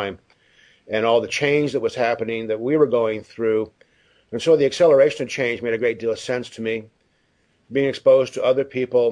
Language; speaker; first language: English; native; English